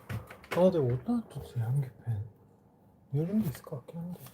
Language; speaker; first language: Korean; native; Korean